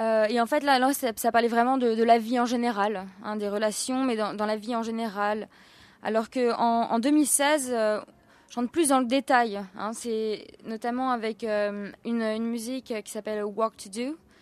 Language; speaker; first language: French; native; French